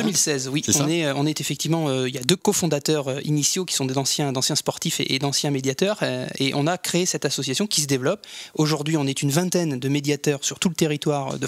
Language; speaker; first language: French; native; French